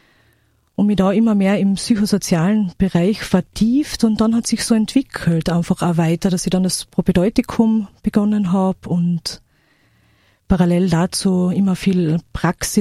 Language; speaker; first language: German; native; German